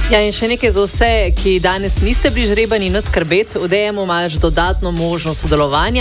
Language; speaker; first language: Slovenian; native; Slovenian